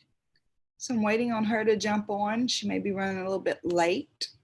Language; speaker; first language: English; native; English